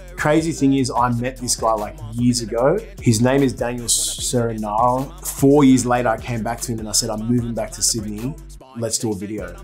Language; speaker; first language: English; native; English